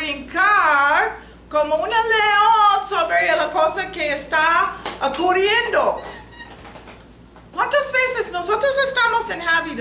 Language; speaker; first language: Spanish; non-native, learner; English